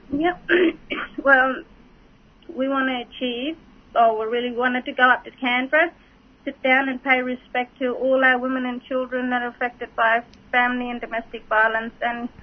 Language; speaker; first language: English; native; English